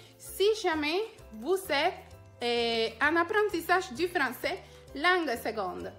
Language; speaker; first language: French; non-native, fluent; Spanish